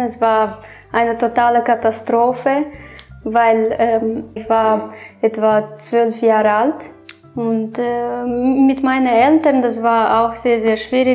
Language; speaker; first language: German; non-native, fluent; Romanian